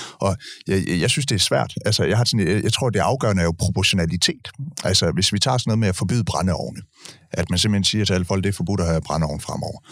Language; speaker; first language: Danish; native; Danish